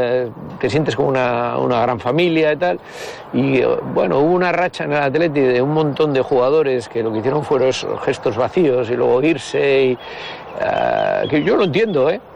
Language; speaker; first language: Spanish; native; Spanish